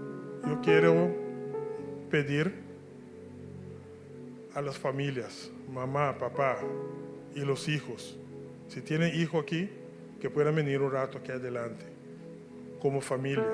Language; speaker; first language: Spanish; non-native, local second language; Papiamento